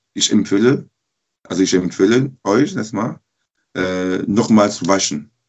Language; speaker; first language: German; non-native, learner; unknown